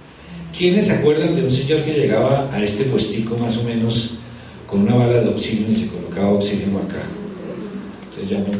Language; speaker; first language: Spanish; native; Spanish